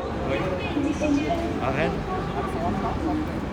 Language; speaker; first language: French; non-native, learner; Japanese